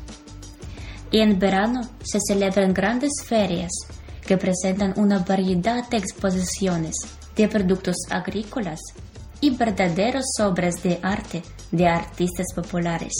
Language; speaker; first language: Spanish; non-native, fluent; Ukrainian